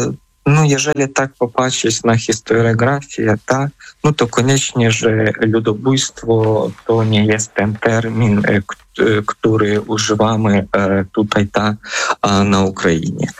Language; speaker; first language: Polish; non-native, fluent; Ukrainian